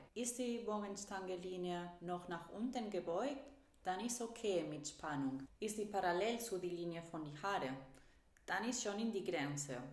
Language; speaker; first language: German; non-native, fluent; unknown